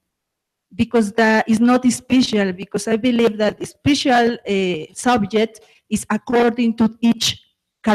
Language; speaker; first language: English; non-native, fluent; Spanish